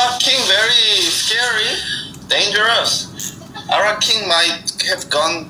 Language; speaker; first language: English; non-native, learner; Korean